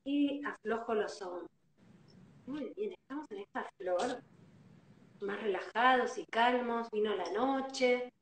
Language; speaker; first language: Spanish; native; Spanish